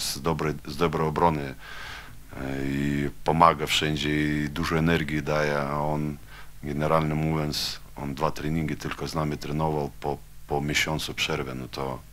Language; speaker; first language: Polish; non-native, fluent; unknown